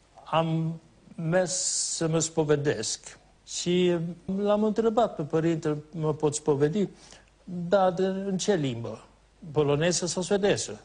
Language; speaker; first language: Romanian; non-native, fluent; Swedish